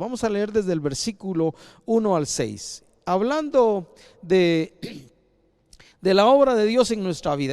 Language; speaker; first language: Spanish; native; Spanish